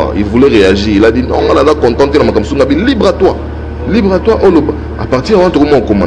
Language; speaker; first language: French; non-native, local second language; Lingala